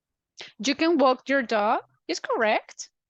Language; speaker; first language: English; non-native, fluent; Spanish